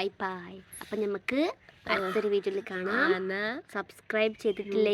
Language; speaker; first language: Malayalam; early bilingual, other home language; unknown